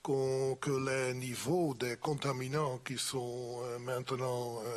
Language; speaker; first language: French; non-native, fluent; Dutch